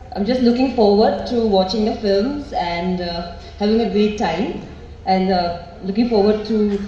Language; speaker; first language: English; non-native, fluent; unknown